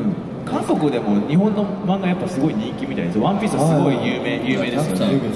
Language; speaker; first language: Japanese; non-native, fluent; Korean